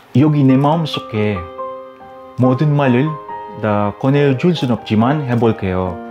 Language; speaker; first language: Korean; non-native, learner; Filipino